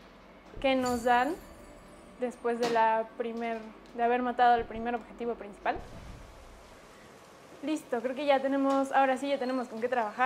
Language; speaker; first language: Spanish; native; Spanish